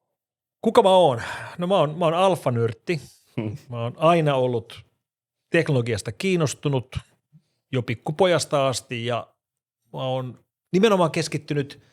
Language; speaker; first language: Finnish; native; Finnish